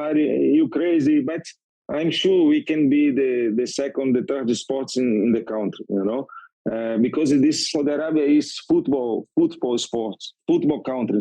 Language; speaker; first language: English; non-native, learner; Portuguese